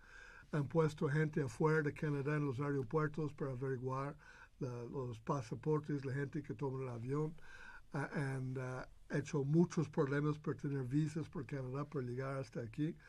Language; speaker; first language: Spanish; non-native, fluent; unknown